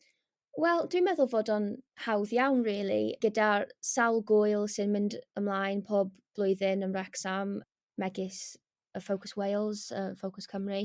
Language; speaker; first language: Welsh; non-native, local second language; English